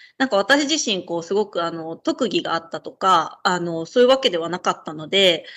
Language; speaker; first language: Japanese; native; Japanese